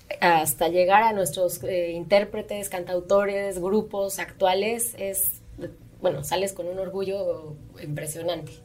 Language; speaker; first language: Spanish; native; Spanish